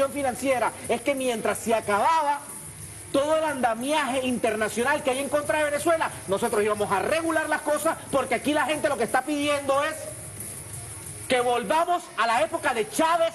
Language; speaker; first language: Spanish; native; Spanish